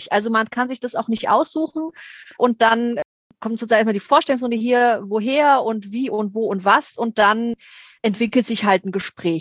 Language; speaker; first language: German; native; German